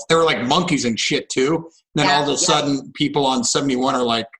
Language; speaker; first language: English; native; English